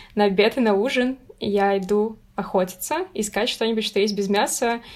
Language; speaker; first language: Russian; native; Russian